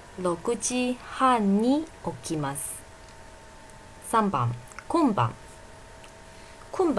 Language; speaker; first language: Japanese; non-native, fluent; Chinese